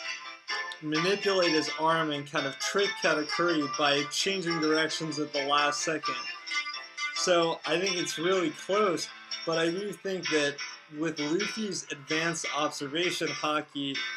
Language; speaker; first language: English; native; English